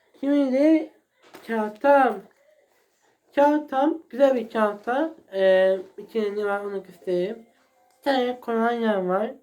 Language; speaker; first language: Turkish; non-native, learner; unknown